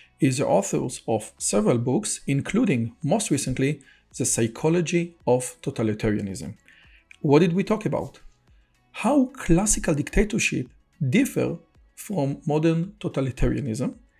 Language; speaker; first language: English; non-native, fluent; Hebrew